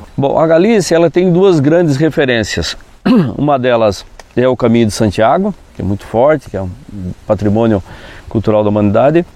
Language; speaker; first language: Portuguese; native; Portuguese